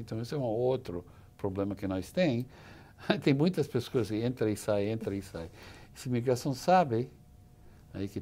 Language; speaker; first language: Portuguese; non-native, fluent; English